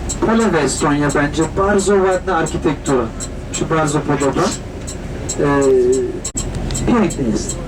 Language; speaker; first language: Polish; non-native, learner; Turkish